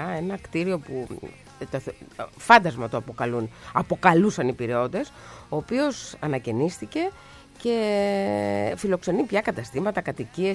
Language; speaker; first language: Greek; native; Greek